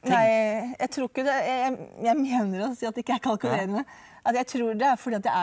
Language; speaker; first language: Norwegian; native; Norwegian